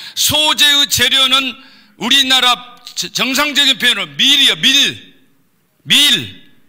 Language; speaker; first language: Korean; native; Korean